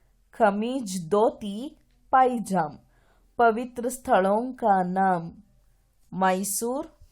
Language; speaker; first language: Hindi; non-native, local second language; Kannada